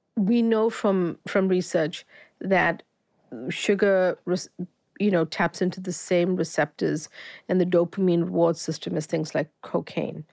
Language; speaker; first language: English; native; English